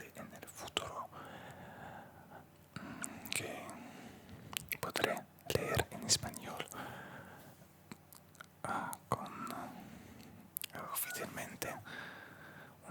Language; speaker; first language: Spanish; non-native, learner; Russian